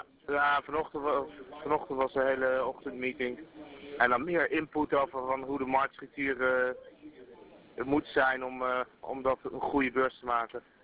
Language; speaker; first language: Dutch; native; Dutch